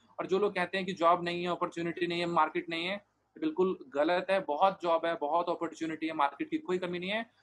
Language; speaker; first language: Hindi; native; Hindi